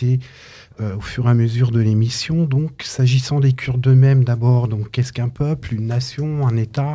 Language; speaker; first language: French; native; French